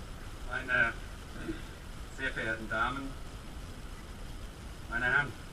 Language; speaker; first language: German; native; German